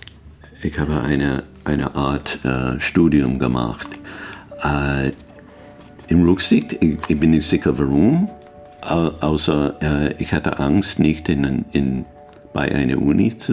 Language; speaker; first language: German; non-native, learner; English